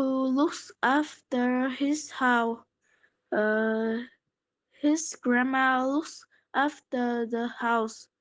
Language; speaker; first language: English; non-native, learner; Polish